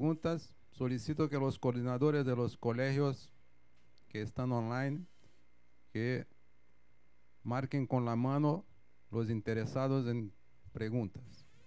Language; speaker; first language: Spanish; non-native, fluent; Portuguese